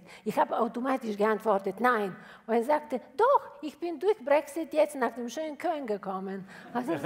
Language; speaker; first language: German; non-native, fluent; Bulgarian